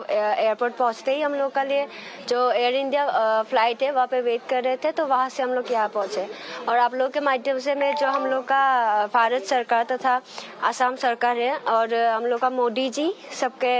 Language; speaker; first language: Hindi; non-native, local second language; Assamese